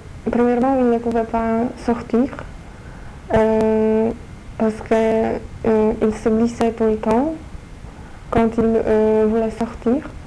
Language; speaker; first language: French; non-native, fluent; Polish